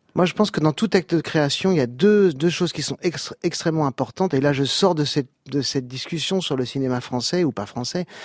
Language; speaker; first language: French; native; French